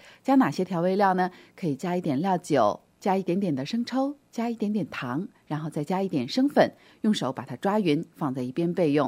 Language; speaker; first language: Chinese; native; Chinese